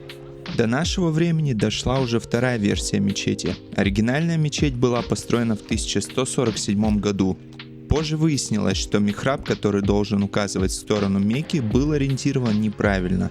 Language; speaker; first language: Russian; native; Russian